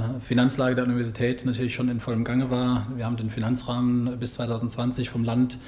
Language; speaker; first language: German; native; German